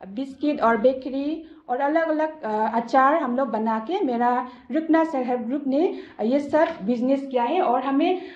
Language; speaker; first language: Hindi; non-native, local second language; Garo